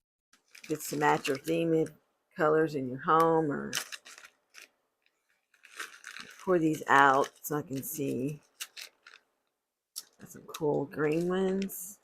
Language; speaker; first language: English; native; English